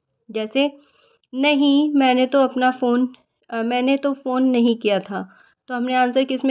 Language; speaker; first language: Hindi; native; Hindi